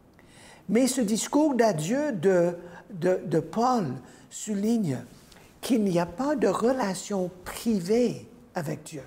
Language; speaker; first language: French; non-native, fluent; English